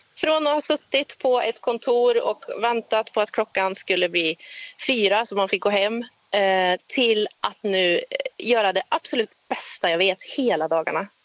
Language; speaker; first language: Swedish; native; Swedish